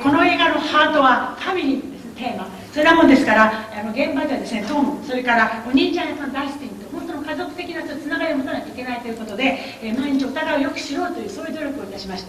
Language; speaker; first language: Japanese; native; Japanese